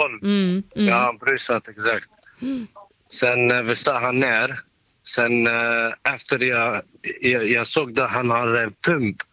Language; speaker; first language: Swedish; non-native, learner; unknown